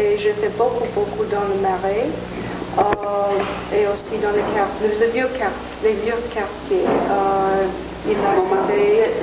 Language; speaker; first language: French; non-native, fluent; English